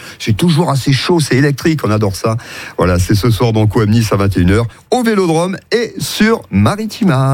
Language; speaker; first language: French; native; French